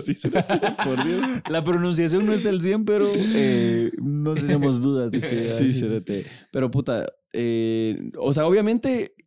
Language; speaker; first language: Spanish; native; Spanish